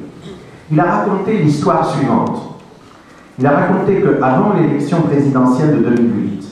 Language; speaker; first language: French; native; French